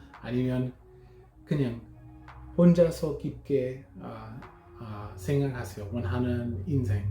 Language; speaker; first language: Korean; non-native, learner; English